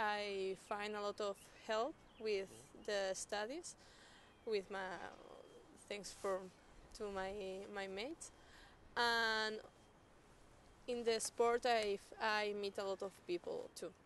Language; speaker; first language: English; non-native, learner; Spanish